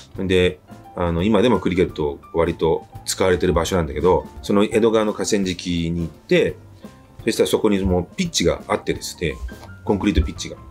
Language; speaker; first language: Japanese; native; Japanese